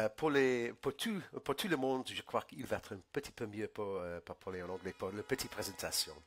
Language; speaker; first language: French; non-native, learner; English